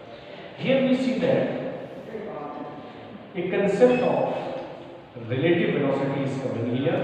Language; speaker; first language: English; non-native, local second language; Hindi